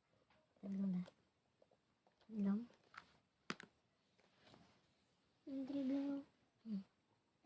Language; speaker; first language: Filipino; non-native, local second language; Cebuano